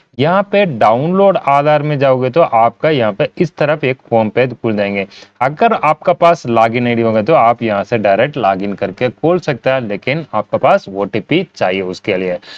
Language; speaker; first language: Hindi; non-native, local second language; Tamil